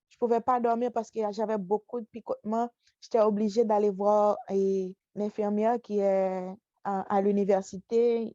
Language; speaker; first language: French; non-native, local second language; Haitian Creole